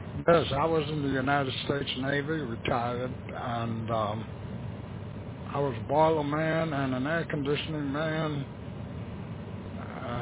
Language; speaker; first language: English; non-native, fluent; German